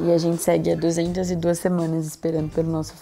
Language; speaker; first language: Portuguese; native; Portuguese